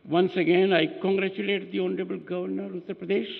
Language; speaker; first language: English; non-native, local second language; Hindi